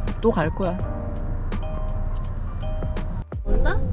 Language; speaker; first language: Korean; native; Korean